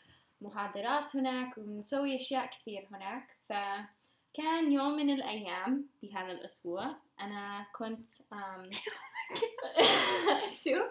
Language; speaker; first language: Arabic; non-native, learner; English